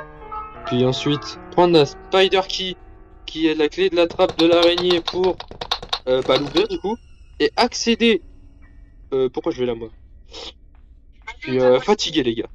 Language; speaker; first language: French; native; French